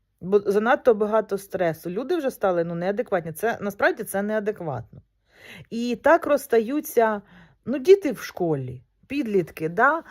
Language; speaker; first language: Ukrainian; non-native, local second language; Russian